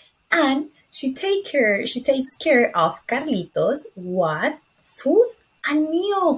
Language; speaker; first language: English; non-native, fluent; Spanish